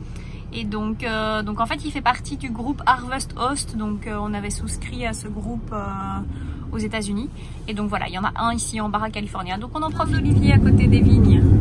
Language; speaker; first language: French; native; French